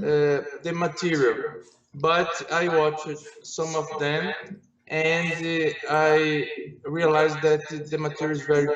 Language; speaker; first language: English; non-native, learner; Portuguese